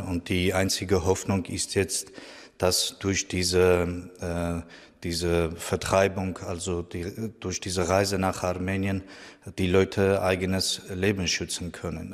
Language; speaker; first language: German; non-native, fluent; Armenian